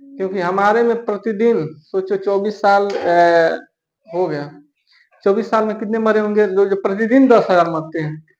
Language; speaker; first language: Hindi; native; Hindi